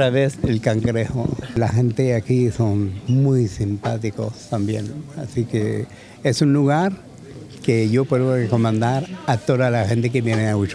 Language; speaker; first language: Spanish; non-native, learner; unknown